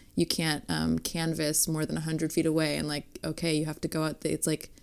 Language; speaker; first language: English; native; English